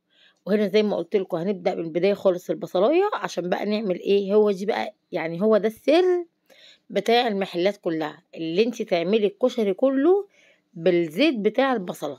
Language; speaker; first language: Arabic; native; Arabic